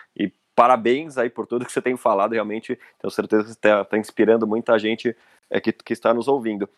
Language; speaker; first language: Portuguese; native; Portuguese